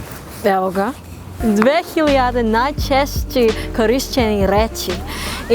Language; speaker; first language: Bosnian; non-native, learner; English